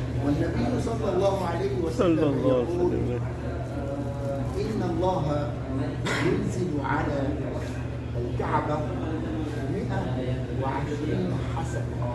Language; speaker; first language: Arabic; native; Arabic